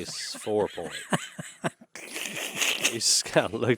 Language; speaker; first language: English; native; English